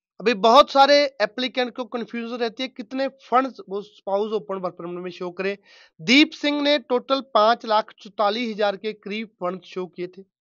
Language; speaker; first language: Hindi; non-native, local second language; Punjabi